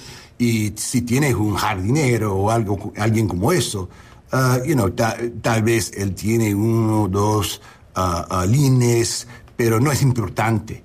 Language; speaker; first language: Spanish; non-native, learner; English